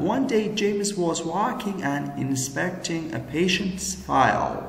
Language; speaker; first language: English; non-native, fluent; Central Kurdish